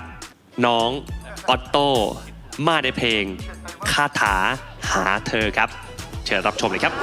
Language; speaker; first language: Thai; native; Thai